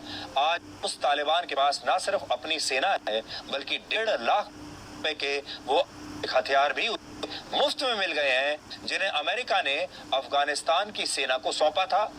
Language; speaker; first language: Hindi; native; Hindi